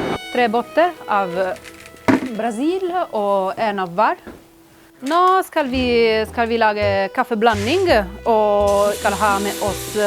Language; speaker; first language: Norwegian; non-native, fluent; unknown